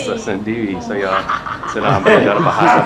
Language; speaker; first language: Indonesian; non-native, learner; English